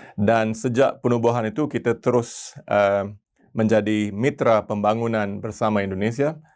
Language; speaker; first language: Malay; non-native, local second language; Tamil